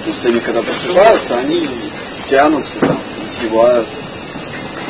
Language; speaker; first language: Russian; native; Russian